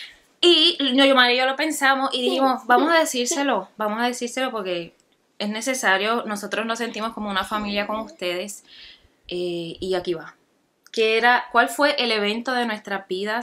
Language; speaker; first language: Spanish; native; Spanish